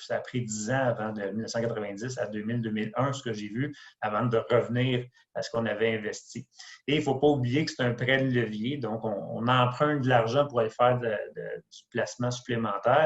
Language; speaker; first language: French; native; French